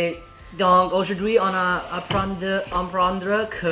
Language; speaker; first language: French; non-native, learner; English